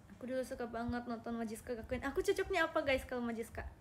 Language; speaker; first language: Indonesian; non-native, learner; Japanese